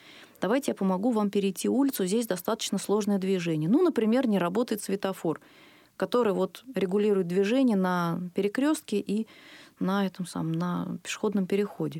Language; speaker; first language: Russian; native; Russian